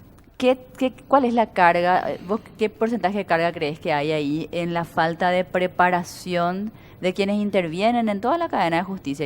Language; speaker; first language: Spanish; native; Spanish